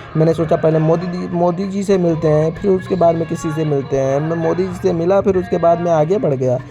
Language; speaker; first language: Hindi; native; Hindi